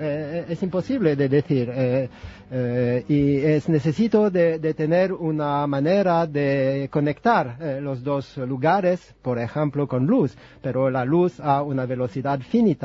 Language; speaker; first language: Spanish; non-native, fluent; French